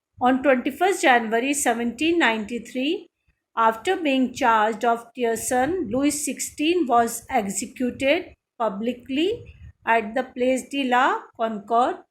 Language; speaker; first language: English; non-native, local second language; Hindi